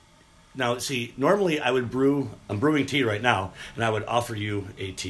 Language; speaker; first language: English; native; English